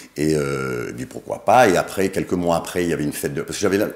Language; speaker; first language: French; native; French